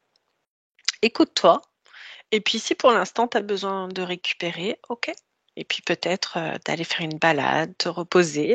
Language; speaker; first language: French; native; French